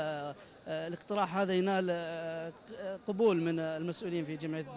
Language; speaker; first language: Arabic; native; Arabic